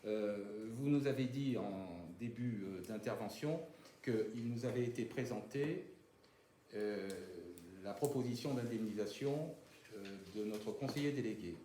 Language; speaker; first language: French; native; French